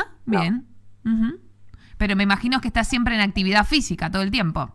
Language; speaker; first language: Spanish; native; Spanish